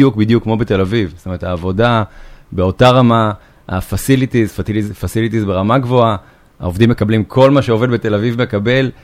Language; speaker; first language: Hebrew; native; Hebrew